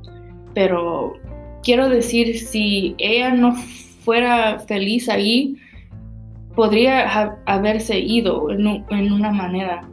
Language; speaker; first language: Spanish; early bilingual, heritage; Spanish